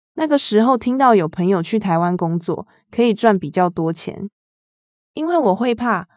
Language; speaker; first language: Chinese; non-native, fluent; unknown